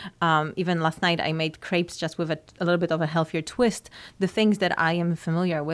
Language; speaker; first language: English; non-native, fluent; Polish